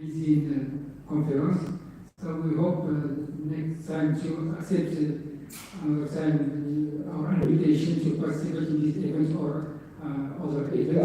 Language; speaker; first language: English; non-native, fluent; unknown